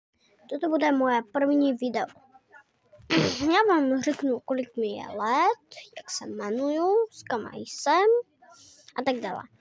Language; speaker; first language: Czech; early bilingual, other home language; Ukrainian